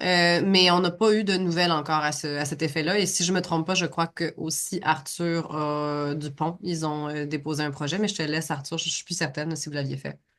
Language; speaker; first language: French; native; French